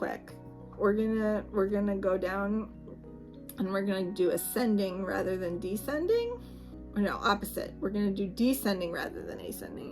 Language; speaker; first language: English; native; English